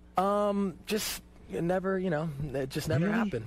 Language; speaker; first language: English; native; English